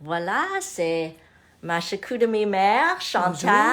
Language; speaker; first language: French; non-native, learner; English